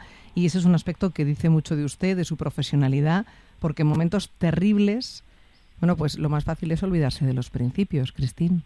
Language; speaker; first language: Spanish; native; Spanish